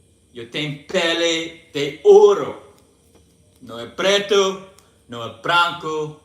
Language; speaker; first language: Portuguese; non-native, learner; English